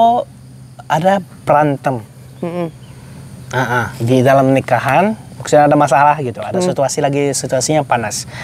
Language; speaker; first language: Indonesian; non-native, fluent; Arabic